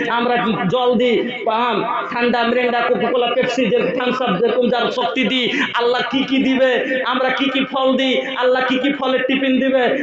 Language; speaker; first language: Bangla; non-native, local second language; Bhojpuri